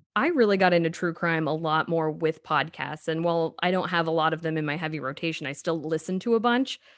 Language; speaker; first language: English; native; English